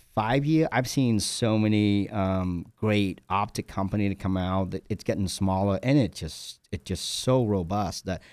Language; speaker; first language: English; non-native, fluent; Vietnamese